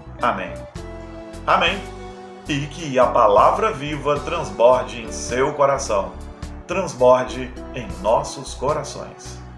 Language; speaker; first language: Portuguese; native; Portuguese